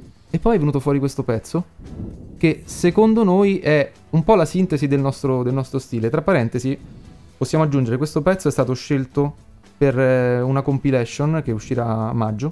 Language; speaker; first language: Italian; native; Italian